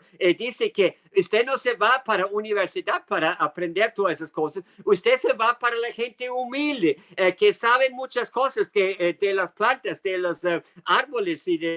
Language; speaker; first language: Spanish; non-native, fluent; English